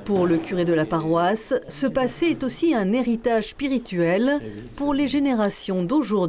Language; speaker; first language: French; native; French